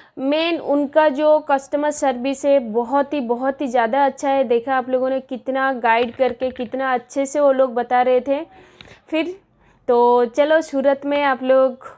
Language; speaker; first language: Hindi; non-native, local second language; Bangla